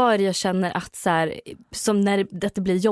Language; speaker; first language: Swedish; native; Swedish